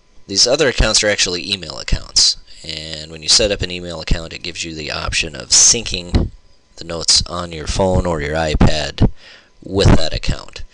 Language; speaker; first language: English; native; English